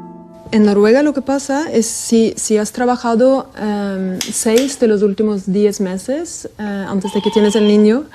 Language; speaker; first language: Spanish; non-native, fluent; Norwegian